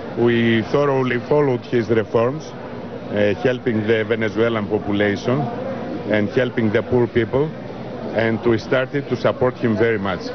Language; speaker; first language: English; non-native, fluent; Greek